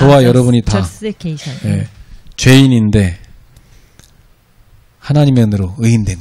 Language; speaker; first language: Korean; native; Korean